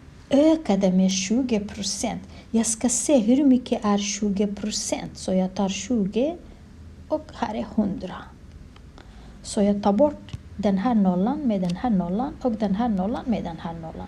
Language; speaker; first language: Swedish; non-native, learner; Kurdish